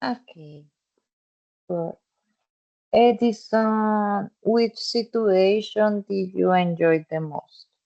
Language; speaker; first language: English; non-native, fluent; Spanish